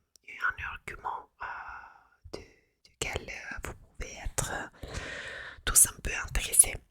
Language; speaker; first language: French; non-native, fluent; Italian